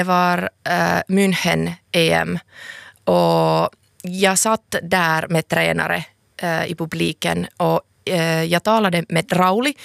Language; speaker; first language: Swedish; non-native, local second language; Finnish